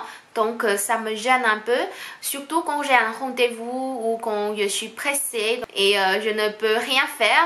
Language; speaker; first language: French; non-native, fluent; Chinese